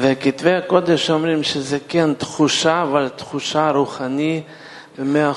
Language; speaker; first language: Hebrew; non-native, fluent; Russian